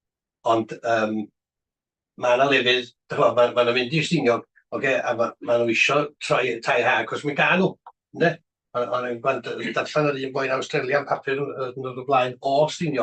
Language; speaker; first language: Welsh; native; Welsh